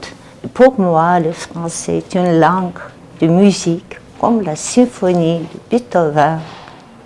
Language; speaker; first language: French; non-native, learner; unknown